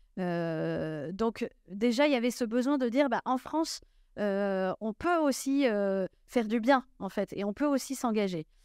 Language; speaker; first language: French; native; French